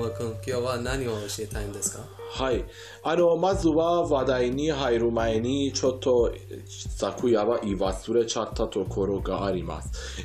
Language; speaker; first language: Japanese; non-native, fluent; Persian